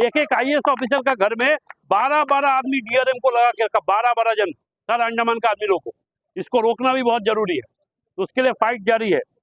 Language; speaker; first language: Hindi; non-native, local second language; Bangla